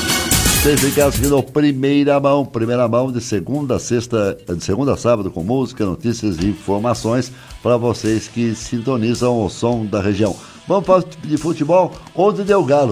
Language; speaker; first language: Portuguese; native; Portuguese